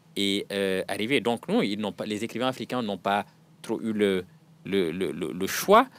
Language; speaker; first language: French; non-native, local second language; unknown